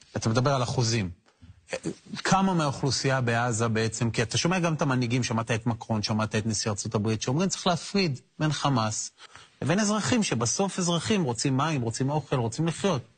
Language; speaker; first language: Hebrew; native; Hebrew